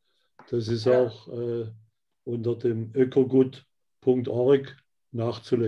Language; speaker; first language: German; native; German